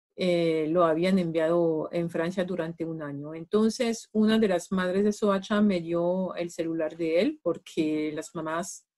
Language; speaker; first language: Spanish; non-native, fluent; French